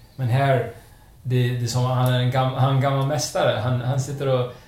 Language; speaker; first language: Swedish; non-native, fluent; English